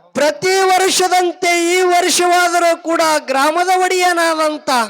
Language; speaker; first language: Kannada; native; Kannada